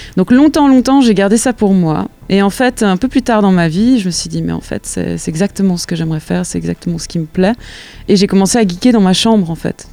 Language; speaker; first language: French; native; French